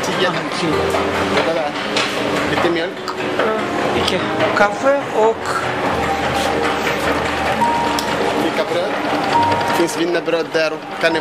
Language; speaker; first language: Swedish; non-native, learner; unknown